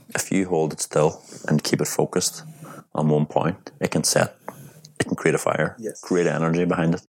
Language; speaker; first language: English; native; English